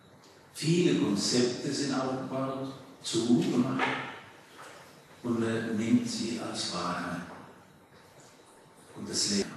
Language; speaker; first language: German; early bilingual, heritage; German